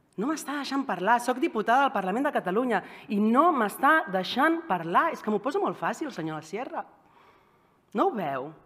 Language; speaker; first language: Catalan; native; Catalan